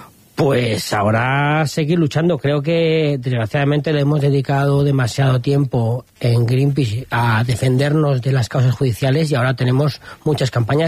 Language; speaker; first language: Spanish; native; Spanish